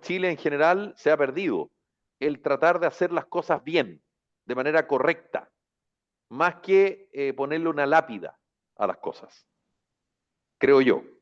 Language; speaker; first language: Spanish; native; Spanish